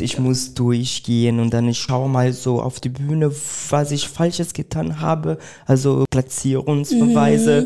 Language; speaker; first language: German; non-native, fluent; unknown